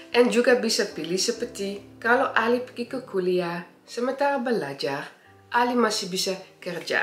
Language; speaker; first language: Indonesian; early bilingual, heritage; Indonesian